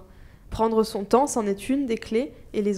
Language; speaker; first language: French; native; French